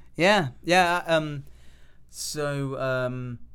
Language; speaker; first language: English; native; English